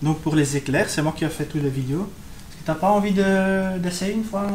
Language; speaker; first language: French; native; French